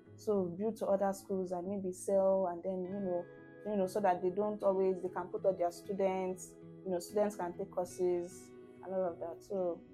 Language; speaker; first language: English; non-native, local second language; Yoruba